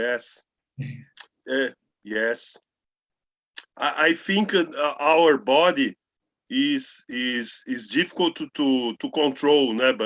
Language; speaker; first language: English; non-native, learner; Portuguese